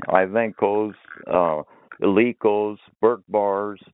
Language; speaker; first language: English; early bilingual, other home language; Finnish